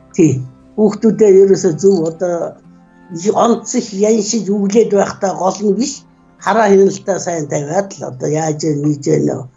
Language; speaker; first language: Mongolian; native; Mongolian